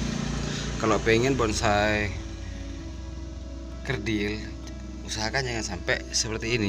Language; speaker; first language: Indonesian; native; Indonesian